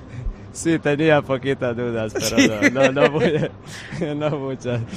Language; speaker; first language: Spanish; non-native, fluent; Croatian